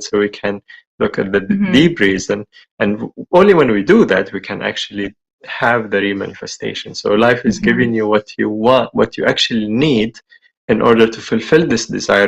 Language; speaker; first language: English; non-native, fluent; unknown